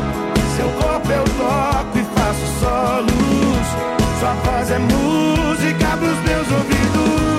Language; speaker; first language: Portuguese; native; Portuguese